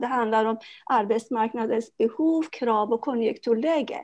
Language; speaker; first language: Swedish; non-native, fluent; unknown